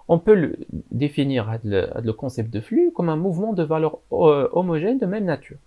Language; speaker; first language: French; non-native, local second language; Arabic